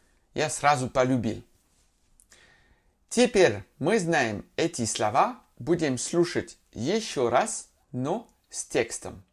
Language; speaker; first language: Russian; non-native, fluent; French